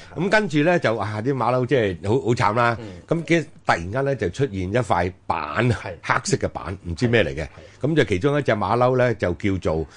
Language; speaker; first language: Cantonese; native; Cantonese